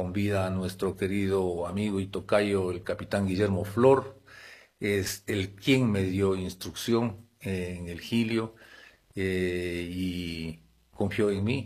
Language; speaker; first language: Spanish; non-native, local second language; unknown